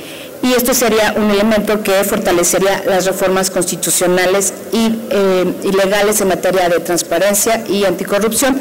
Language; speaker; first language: Spanish; native; Spanish